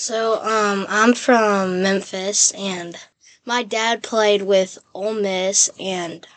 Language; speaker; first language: English; native; English